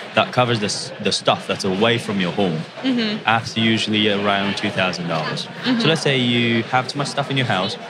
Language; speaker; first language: English; non-native, fluent; Japanese